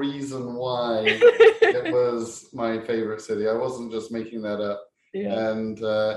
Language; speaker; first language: English; native; English